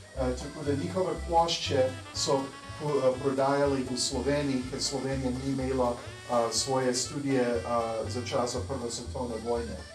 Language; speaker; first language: Slovenian; early bilingual, heritage; English